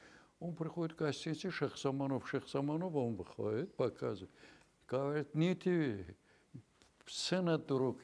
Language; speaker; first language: Russian; non-native, local second language; Azerbaijani